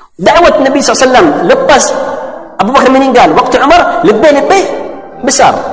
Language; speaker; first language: Malay; non-native, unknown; Arabic